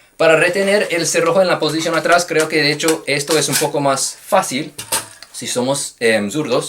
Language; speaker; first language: Spanish; non-native, fluent; English